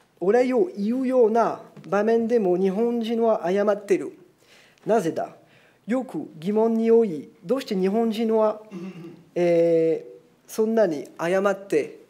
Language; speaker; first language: Japanese; non-native, fluent; French